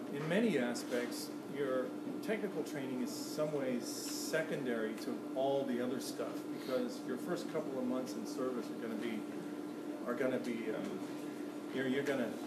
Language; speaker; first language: English; native; English